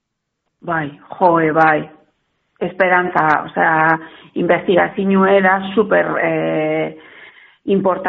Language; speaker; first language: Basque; non-native, local second language; Spanish